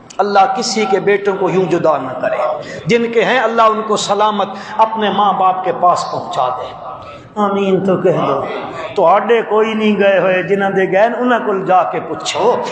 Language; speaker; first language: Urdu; non-native, local second language; Punjabi